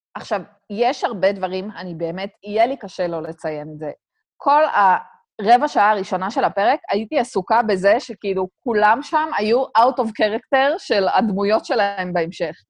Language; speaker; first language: Hebrew; native; Hebrew